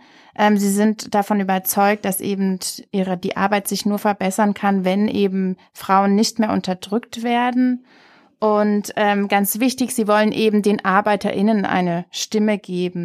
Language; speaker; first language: German; native; German